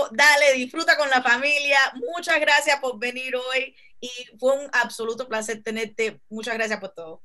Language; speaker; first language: Spanish; early bilingual, heritage; Spanish